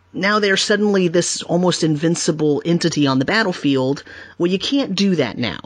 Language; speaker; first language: English; native; English